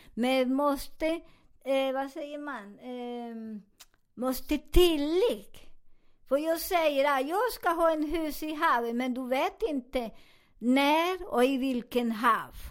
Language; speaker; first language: Swedish; non-native, fluent; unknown